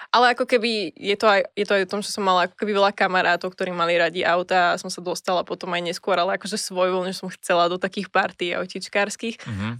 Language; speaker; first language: Slovak; native; Slovak